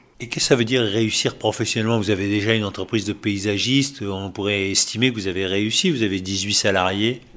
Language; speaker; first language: French; native; French